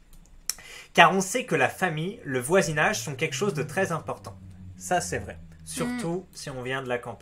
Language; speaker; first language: French; native; French